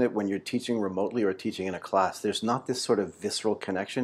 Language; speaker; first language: English; native; English